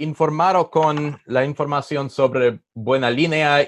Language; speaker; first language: Spanish; non-native, learner; English